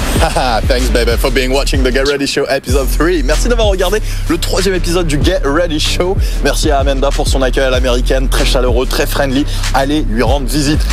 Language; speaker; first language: French; native; French